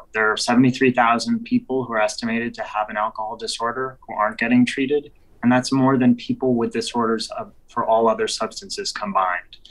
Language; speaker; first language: English; native; English